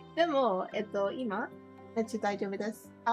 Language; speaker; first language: Japanese; non-native, learner; English